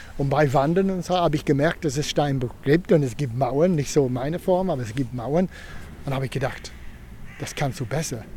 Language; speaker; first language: German; non-native, fluent; English